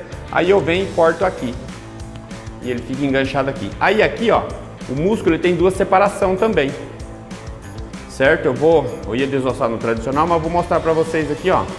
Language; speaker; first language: Portuguese; native; Portuguese